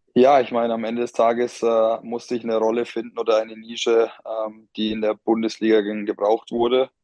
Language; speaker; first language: German; native; German